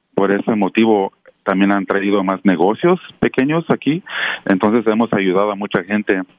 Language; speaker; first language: Spanish; native; Spanish